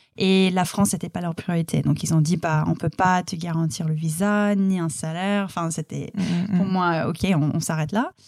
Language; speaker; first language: French; non-native, fluent; English